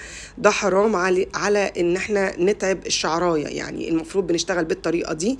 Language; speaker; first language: Arabic; native; Arabic